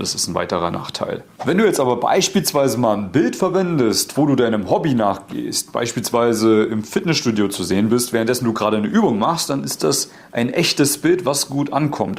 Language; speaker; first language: German; native; German